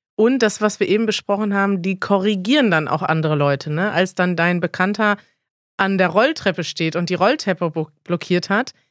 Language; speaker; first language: German; native; German